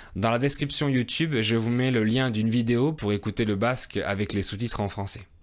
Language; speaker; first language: French; native; French